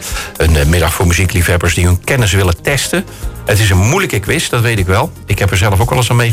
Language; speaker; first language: Dutch; native; Dutch